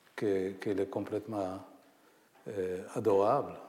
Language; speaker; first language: French; non-native, fluent; Hebrew